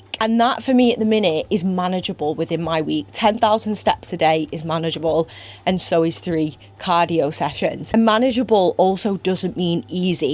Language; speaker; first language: English; native; English